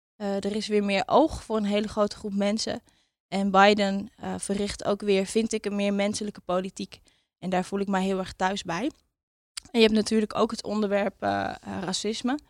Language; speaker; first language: Dutch; native; Dutch